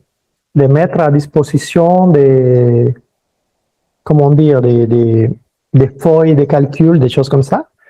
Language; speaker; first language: French; early bilingual, other home language; Spanish